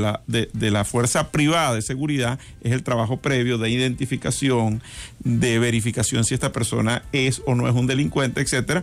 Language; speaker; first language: Spanish; native; Spanish